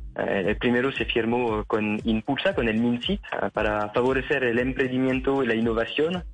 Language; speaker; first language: Spanish; non-native, fluent; French